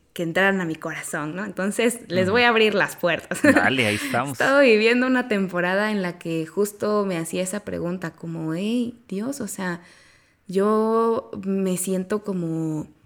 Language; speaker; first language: Spanish; native; Spanish